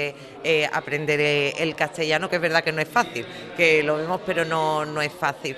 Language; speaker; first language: Spanish; native; Spanish